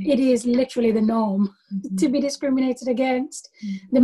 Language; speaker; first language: English; non-native, local second language; Tamil